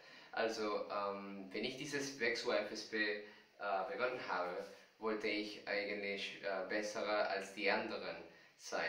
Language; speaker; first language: German; non-native, fluent; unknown